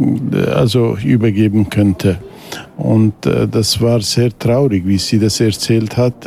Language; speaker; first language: German; non-native, fluent; Kurdish